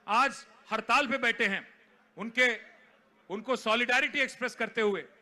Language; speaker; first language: Hindi; non-native, local second language; Telugu